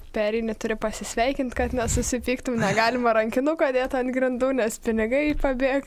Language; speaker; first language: Lithuanian; native; Lithuanian